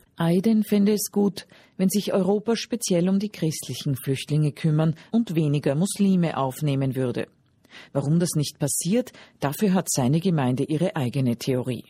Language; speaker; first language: German; native; German